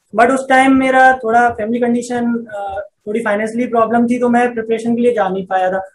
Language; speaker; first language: Hindi; native; Hindi